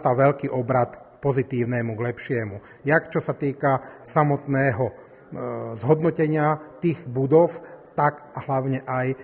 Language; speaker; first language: Slovak; native; Slovak